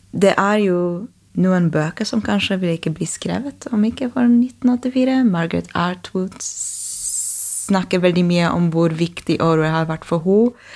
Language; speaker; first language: Norwegian; non-native, fluent; Polish